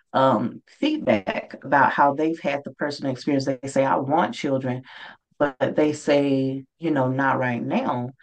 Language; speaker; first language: English; native; English